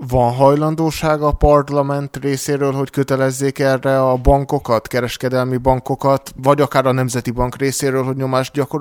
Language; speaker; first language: Hungarian; native; Hungarian